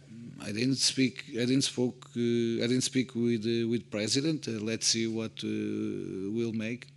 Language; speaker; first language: English; non-native, fluent; Portuguese